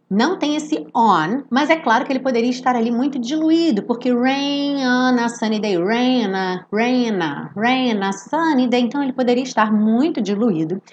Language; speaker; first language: Portuguese; native; Portuguese